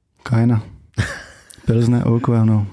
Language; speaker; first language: German; non-native, fluent; Czech